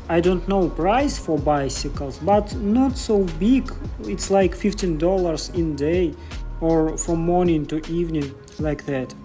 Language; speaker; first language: English; non-native, learner; Russian